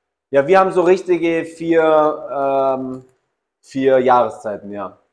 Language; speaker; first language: German; native; German